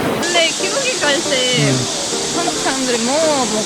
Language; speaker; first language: Korean; non-native, learner; Russian